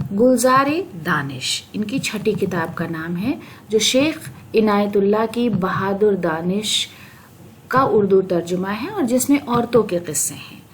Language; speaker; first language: Urdu; native; Urdu